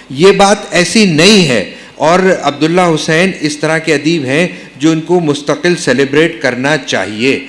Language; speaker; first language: Urdu; native; Urdu